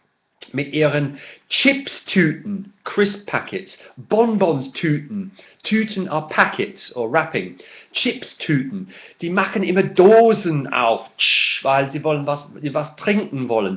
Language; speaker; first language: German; non-native, fluent; English